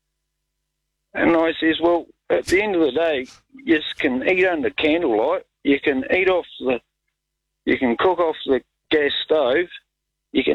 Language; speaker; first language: English; native; English